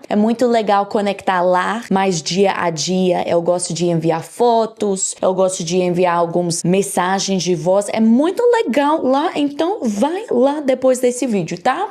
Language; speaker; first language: Portuguese; non-native, learner; English